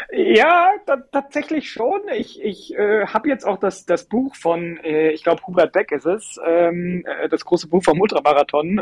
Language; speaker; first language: German; native; German